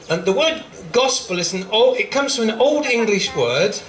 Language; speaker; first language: English; native; English